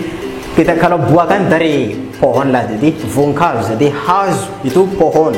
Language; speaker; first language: Indonesian; non-native, fluent; Malagasy